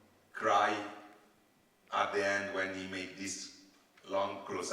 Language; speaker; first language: English; non-native, learner; Italian